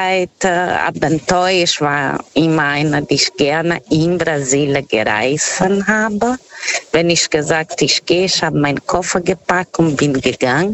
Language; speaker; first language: German; non-native, fluent; Portuguese